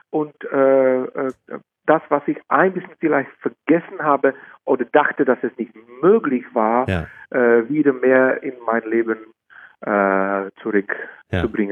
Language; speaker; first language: German; non-native, fluent; Czech